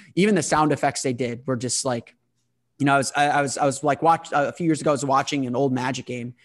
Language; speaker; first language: English; native; English